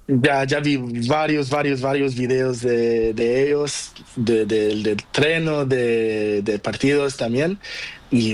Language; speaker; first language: Spanish; non-native, learner; Portuguese